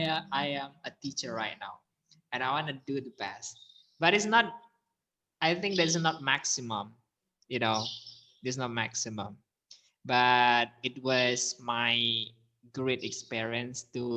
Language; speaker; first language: English; non-native, learner; Indonesian